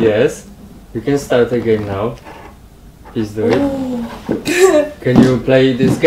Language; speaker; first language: English; non-native, learner; Bulgarian